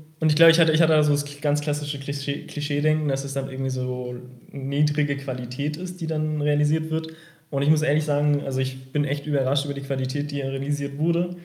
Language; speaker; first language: German; early bilingual, other home language; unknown